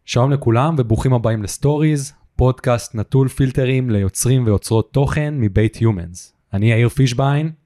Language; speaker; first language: Hebrew; native; Hebrew